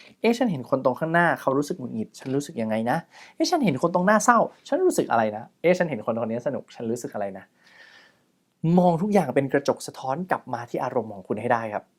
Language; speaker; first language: Thai; native; Thai